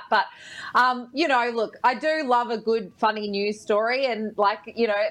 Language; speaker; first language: English; native; English